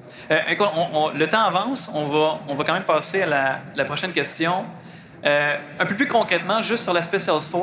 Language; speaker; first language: French; native; French